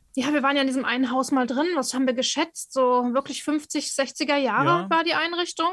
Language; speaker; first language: German; native; German